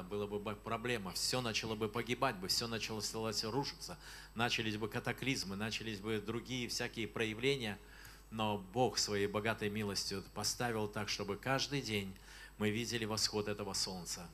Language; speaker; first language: Russian; native; Russian